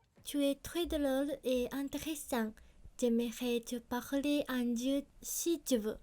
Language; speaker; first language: French; non-native, learner; Japanese